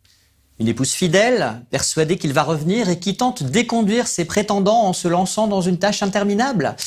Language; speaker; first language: French; native; French